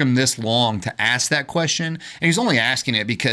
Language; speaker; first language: English; native; English